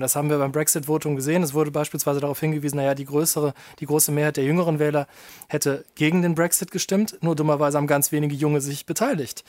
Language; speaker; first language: German; native; German